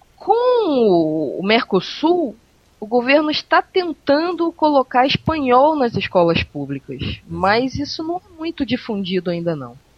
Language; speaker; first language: Portuguese; native; Portuguese